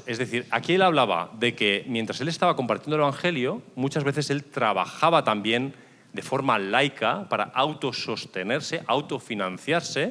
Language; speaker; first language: Spanish; native; Spanish